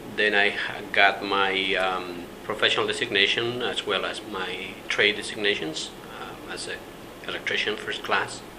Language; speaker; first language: English; non-native, fluent; Spanish